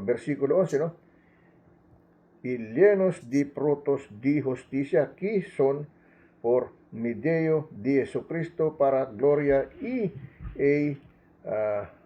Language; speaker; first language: Spanish; non-native, learner; Filipino